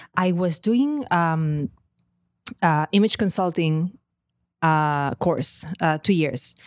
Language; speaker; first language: English; non-native, fluent; Catalan